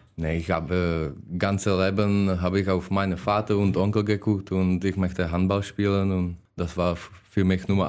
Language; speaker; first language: German; non-native, learner; Czech